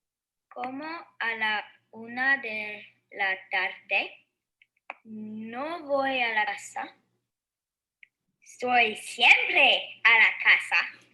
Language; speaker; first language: Spanish; non-native, learner; English